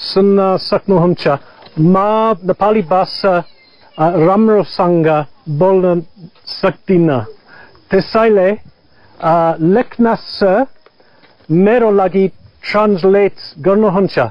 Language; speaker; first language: Nepali; non-native, learner; English